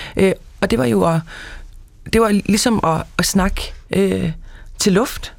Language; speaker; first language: Danish; non-native, local second language; Kalaallisut